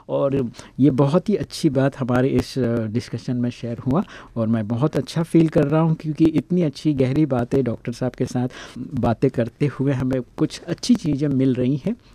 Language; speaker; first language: Hindi; native; Hindi